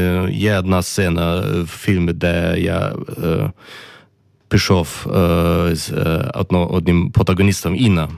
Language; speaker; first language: Ukrainian; non-native, learner; German